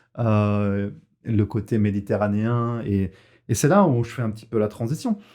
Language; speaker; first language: French; native; French